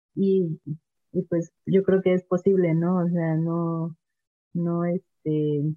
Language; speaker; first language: Spanish; native; Spanish